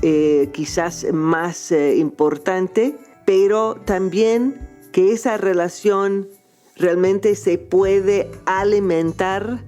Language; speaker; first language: Spanish; non-native, fluent; English